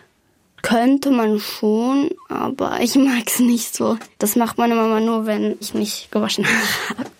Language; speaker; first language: German; native; German